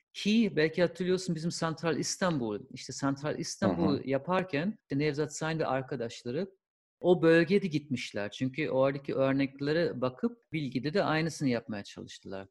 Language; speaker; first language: Turkish; non-native, fluent; German